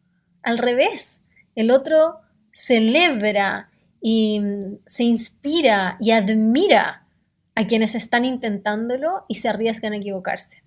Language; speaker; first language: Spanish; native; Spanish